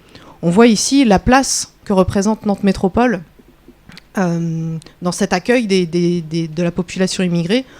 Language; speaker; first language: French; native; French